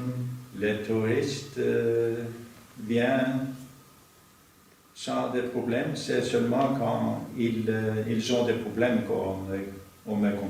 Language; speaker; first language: French; non-native, fluent; Norwegian